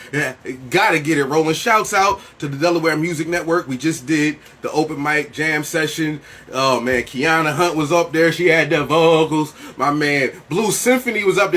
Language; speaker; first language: English; native; English